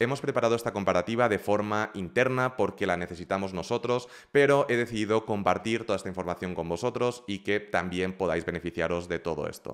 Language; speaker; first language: Spanish; native; Spanish